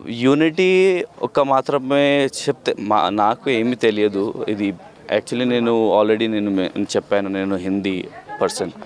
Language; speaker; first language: Telugu; non-native, learner; Hindi